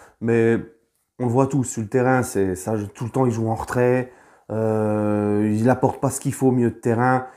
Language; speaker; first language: French; native; French